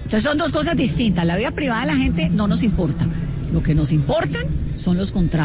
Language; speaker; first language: Spanish; native; Spanish